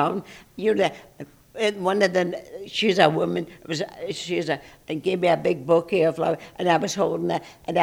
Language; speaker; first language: English; native; English